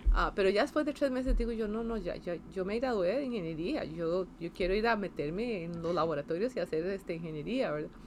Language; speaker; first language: Spanish; native; Spanish